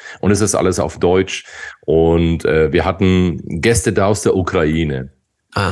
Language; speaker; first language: German; native; German